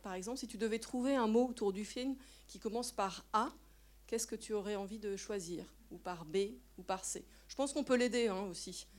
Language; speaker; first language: French; native; French